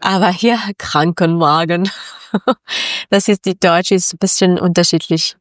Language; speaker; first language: German; non-native, learner; Persian